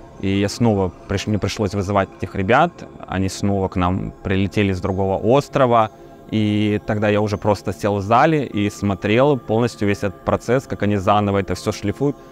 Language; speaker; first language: Russian; native; Russian